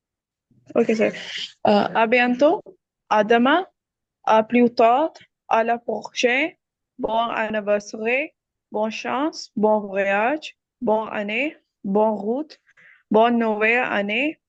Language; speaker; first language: French; non-native, learner; Urdu